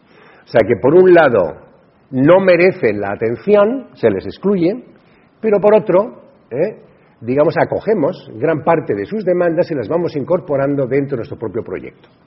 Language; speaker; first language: Spanish; native; Spanish